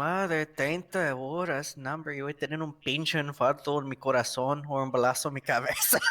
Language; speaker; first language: Spanish; non-native, learner; English